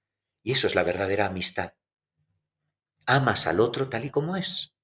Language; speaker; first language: Spanish; native; Spanish